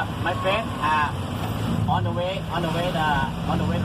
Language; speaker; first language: English; non-native, learner; Thai